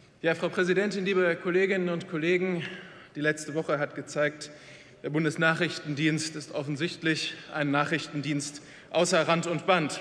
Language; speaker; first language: German; native; German